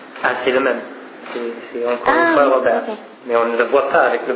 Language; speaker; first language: French; non-native, fluent; English